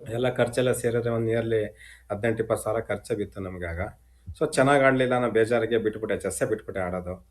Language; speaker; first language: Kannada; native; Kannada